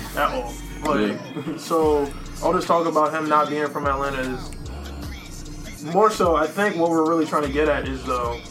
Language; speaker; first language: English; native; English